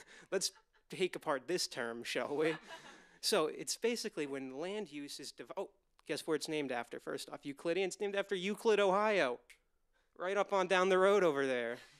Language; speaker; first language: English; native; English